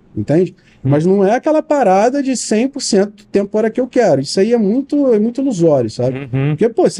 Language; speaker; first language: Portuguese; native; Portuguese